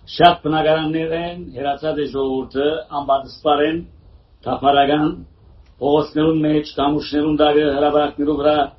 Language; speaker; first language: Armenian; early bilingual, heritage; Armenian